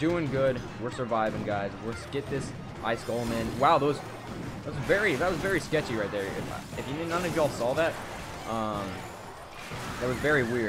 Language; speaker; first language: English; native; English